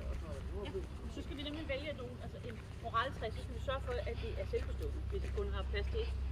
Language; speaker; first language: Danish; native; Danish